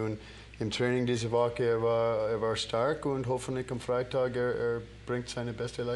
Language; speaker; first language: German; non-native, learner; English